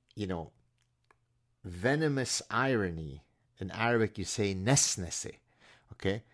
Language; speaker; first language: English; non-native, fluent; Arabic